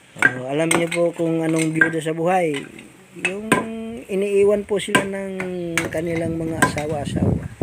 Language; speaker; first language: Filipino; native; Filipino